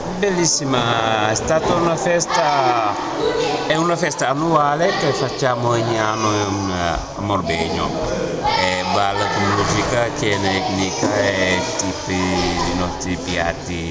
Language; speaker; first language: Italian; non-native, fluent; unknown